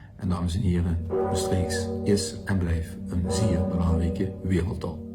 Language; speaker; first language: Dutch; native; Dutch